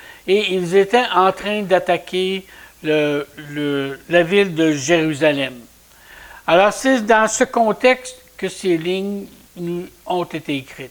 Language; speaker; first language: French; native; French